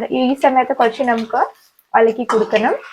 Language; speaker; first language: Malayalam; non-native, learner; Hindi